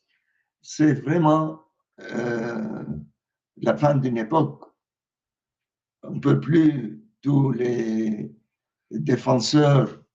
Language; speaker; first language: French; non-native, fluent; Arabic